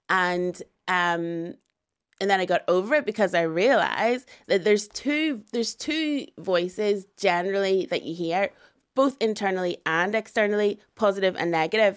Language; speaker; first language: English; native; English